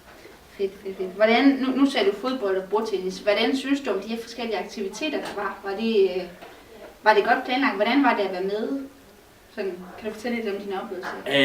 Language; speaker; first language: Danish; native; Danish